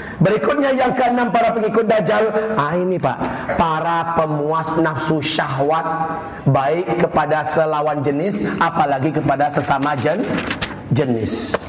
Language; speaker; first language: Indonesian; non-native, local second language; Minangkabau